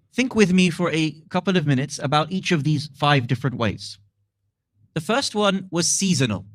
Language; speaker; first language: English; native; English